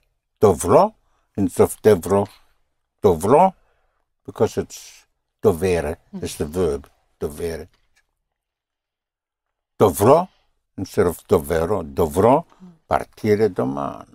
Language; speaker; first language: Italian; non-native, fluent; English